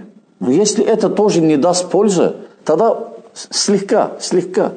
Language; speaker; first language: Russian; non-native, fluent; Azerbaijani